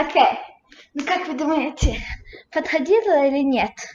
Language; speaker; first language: Russian; early bilingual, heritage; Russian